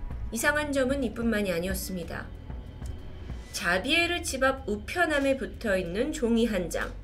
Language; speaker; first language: Korean; native; Korean